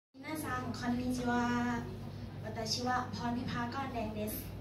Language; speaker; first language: Japanese; non-native, learner; Thai